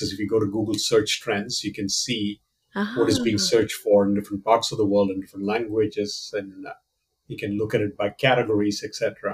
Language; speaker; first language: English; non-native, local second language; Malayalam